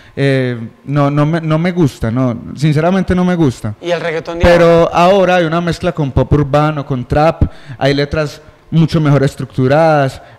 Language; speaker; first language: Spanish; native; Spanish